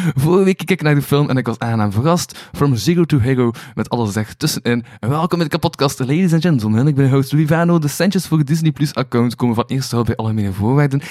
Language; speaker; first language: Dutch; native; Dutch